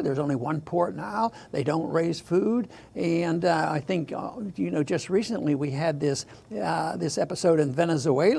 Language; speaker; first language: English; native; English